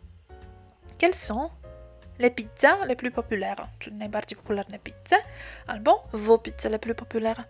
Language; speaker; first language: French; non-native, fluent; Polish